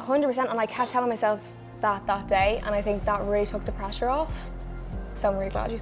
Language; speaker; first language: English; native; English